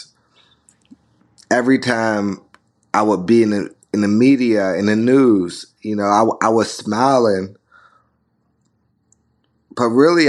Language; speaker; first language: English; native; English